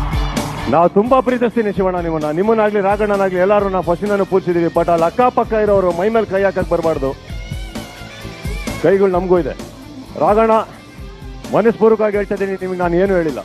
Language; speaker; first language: Kannada; native; Kannada